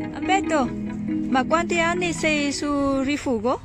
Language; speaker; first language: Italian; non-native, learner; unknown